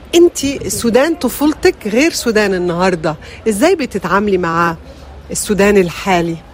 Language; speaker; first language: Arabic; native; Arabic